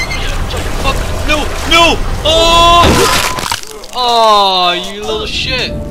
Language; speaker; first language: English; native; English